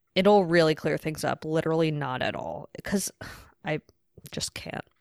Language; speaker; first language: English; native; English